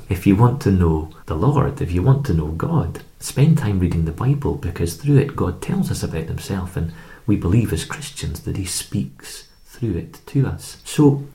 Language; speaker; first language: English; native; English